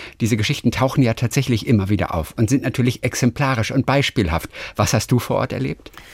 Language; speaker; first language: German; native; German